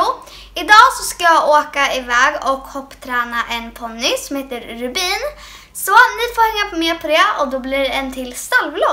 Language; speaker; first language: Swedish; native; Swedish